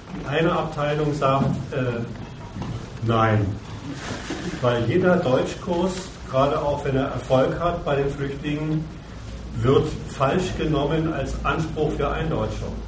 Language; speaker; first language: German; native; German